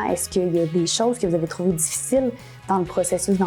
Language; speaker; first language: French; native; French